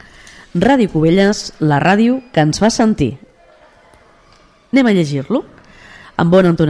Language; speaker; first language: Catalan; native; Catalan